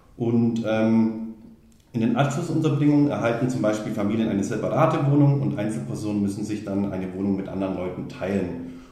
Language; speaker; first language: German; native; German